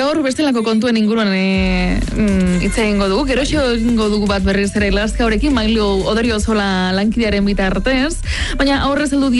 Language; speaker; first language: Basque; native; Basque